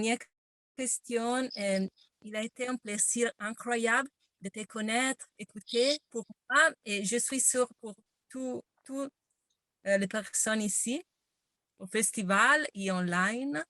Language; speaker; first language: French; non-native, learner; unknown